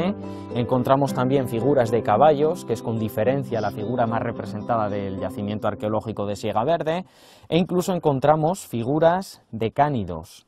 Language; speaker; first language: Spanish; native; Spanish